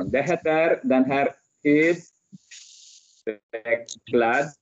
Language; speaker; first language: Swedish; non-native, fluent; Arabic